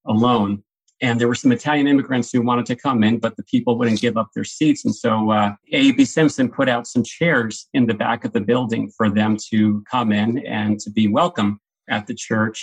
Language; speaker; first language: English; native; English